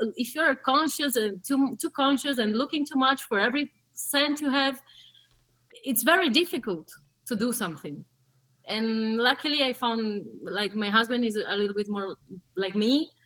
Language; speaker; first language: English; early bilingual, other home language; Portuguese